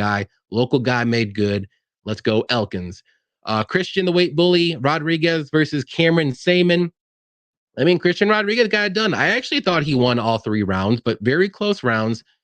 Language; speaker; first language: English; native; English